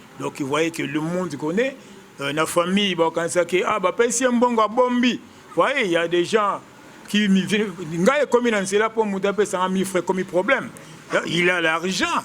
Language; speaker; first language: French; non-native, local second language; Lingala